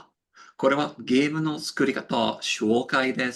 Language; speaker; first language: Japanese; non-native, learner; English